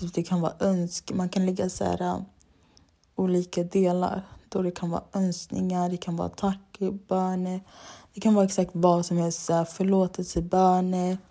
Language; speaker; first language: Swedish; early bilingual, other home language; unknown